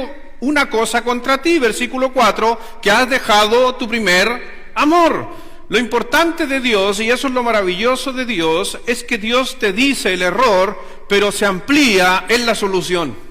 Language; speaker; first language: Spanish; native; Spanish